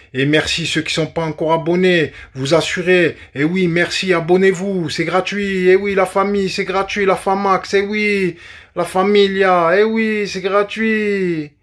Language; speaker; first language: French; native; French